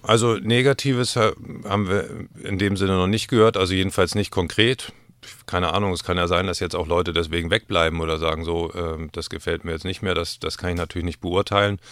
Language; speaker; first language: German; native; German